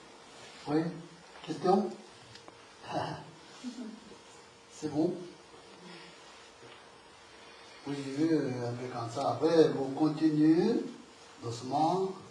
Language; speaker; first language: French; non-native, learner; Tibetan